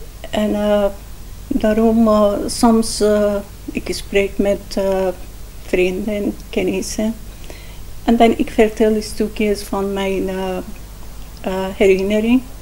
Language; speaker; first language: Dutch; non-native, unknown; Persian